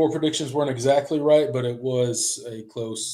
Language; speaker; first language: English; native; English